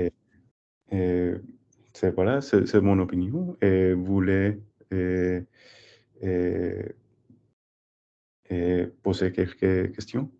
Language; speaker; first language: French; non-native, learner; English